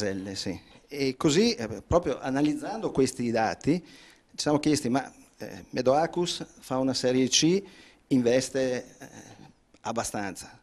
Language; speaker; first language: Italian; native; Italian